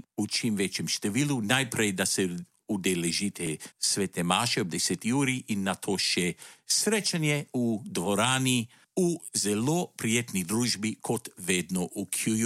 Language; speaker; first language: Slovenian; native; Slovenian